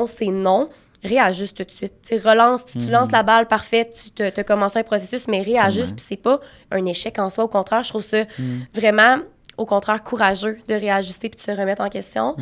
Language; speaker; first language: French; native; French